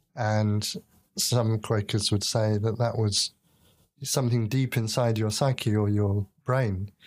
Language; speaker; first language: English; native; English